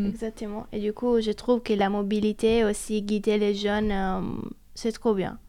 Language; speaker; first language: French; non-native, fluent; Italian